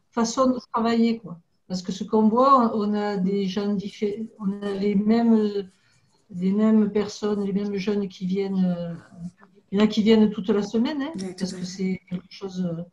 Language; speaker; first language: French; native; French